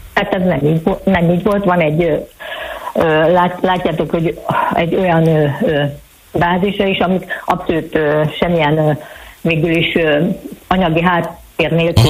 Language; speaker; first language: Hungarian; native; Hungarian